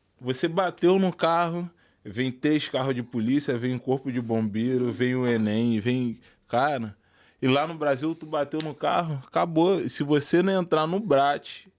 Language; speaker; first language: Portuguese; native; Portuguese